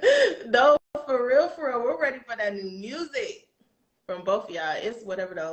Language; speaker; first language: English; native; English